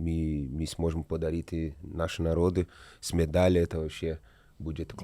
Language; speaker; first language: Russian; non-native, learner; Portuguese